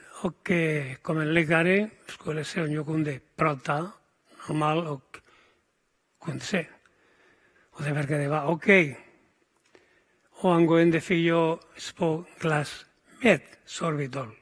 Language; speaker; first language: Swedish; non-native, fluent; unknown